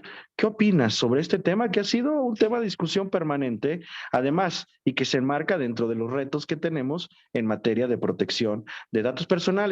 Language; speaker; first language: Spanish; native; Spanish